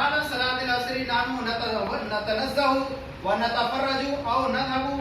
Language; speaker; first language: Arabic; non-native, fluent; Urdu